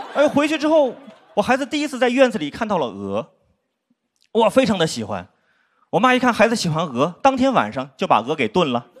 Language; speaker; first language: Chinese; native; Chinese